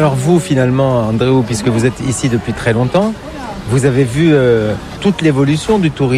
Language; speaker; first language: French; native; French